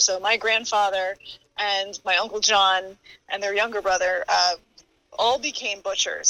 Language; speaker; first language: English; native; English